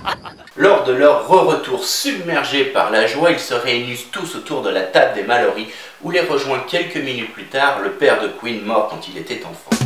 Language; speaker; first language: French; native; French